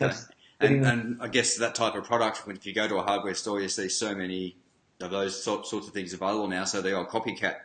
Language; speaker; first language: English; native; English